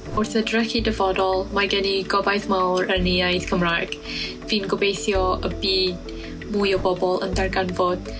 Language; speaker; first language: Welsh; non-native, fluent; Malay